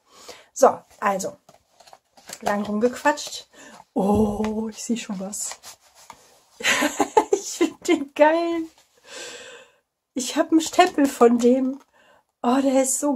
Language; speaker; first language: German; native; German